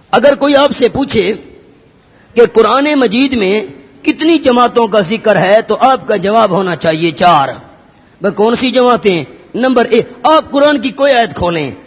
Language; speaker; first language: Urdu; non-native, local second language; Pashto